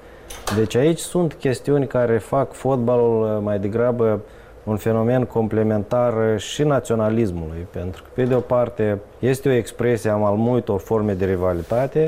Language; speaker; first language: Romanian; native; Romanian